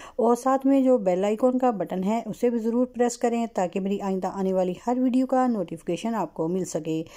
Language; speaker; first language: Urdu; native; Urdu